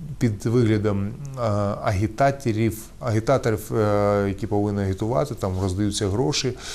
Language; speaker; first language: Ukrainian; non-native, local second language; Russian